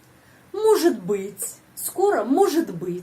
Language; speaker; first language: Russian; non-native, fluent; Indonesian